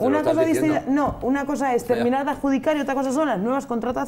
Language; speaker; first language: Spanish; native; Spanish